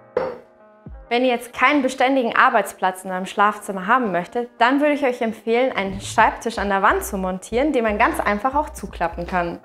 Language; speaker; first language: German; native; German